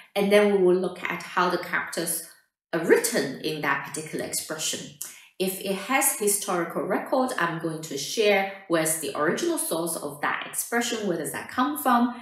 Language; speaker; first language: English; non-native, fluent; Chinese